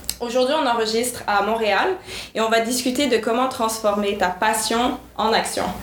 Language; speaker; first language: French; native; French